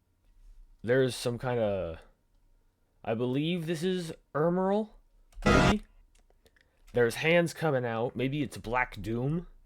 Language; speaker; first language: English; native; English